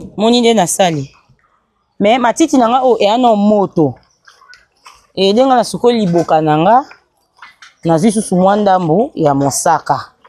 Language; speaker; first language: Lingala; native; Lingala